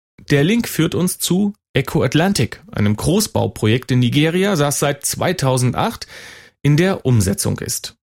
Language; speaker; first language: German; native; German